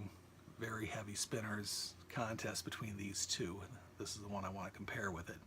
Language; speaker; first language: English; native; English